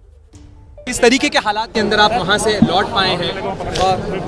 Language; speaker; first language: Hindi; native; Hindi